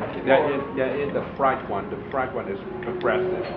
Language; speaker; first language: English; non-native, learner; Chinese